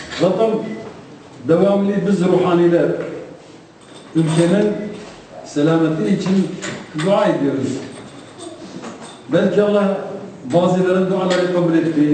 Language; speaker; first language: Turkish; non-native, local second language; Aramaic